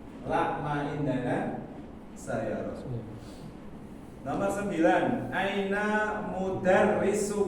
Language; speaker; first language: Arabic; non-native, fluent; Indonesian